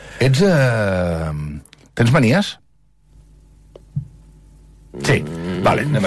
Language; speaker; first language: Catalan; native; Catalan